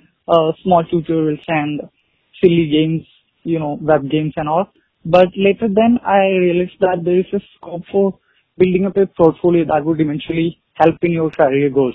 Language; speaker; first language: English; non-native, local second language; Malayalam